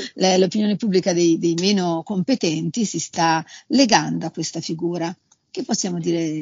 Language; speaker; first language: Italian; native; Italian